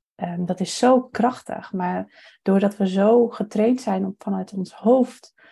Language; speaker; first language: Dutch; native; Dutch